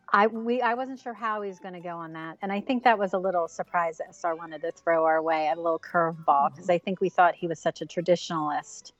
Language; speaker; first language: English; native; English